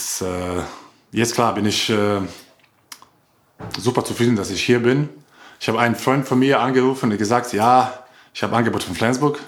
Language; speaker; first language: German; non-native, learner; Croatian